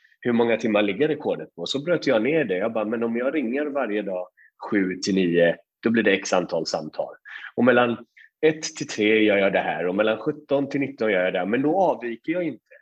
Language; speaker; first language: Swedish; early bilingual, other home language; Persian